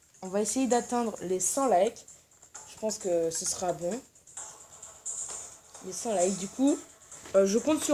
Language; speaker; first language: French; native; French